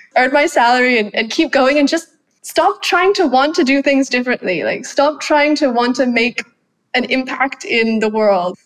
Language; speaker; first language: English; non-native, fluent; Thai